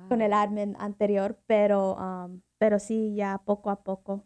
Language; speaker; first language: Spanish; early bilingual, heritage; Spanish